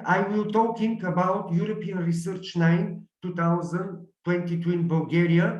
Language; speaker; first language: English; non-native, learner; Bulgarian